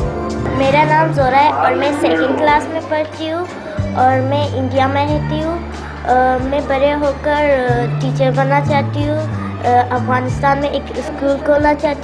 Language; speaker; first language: Hindi; early bilingual, other home language; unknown